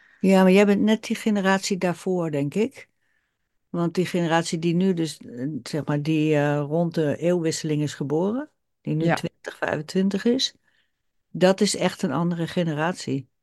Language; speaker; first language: Dutch; native; Dutch